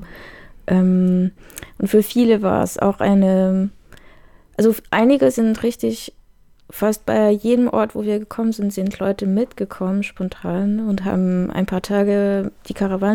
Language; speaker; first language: German; native; German